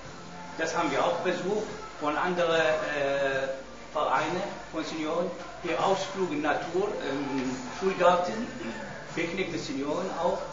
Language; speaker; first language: German; non-native, learner; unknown